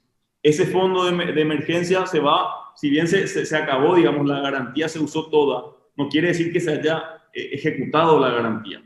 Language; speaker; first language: Spanish; native; Spanish